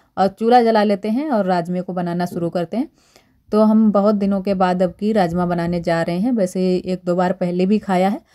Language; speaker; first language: Hindi; native; Hindi